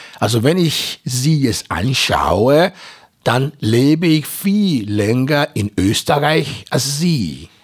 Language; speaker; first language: German; non-native, fluent; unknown